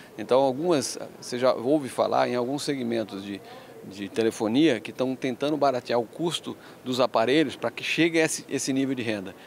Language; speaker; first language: Portuguese; early bilingual, other home language; Spanish